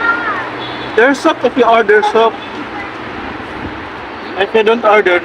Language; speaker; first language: English; non-native, local second language; Filipino